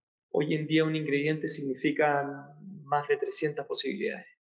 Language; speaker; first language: Italian; non-native, learner; Spanish